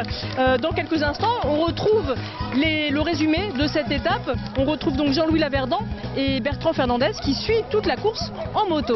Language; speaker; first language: French; native; French